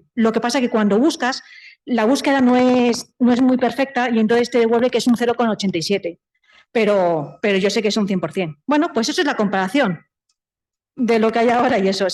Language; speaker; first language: Spanish; native; Spanish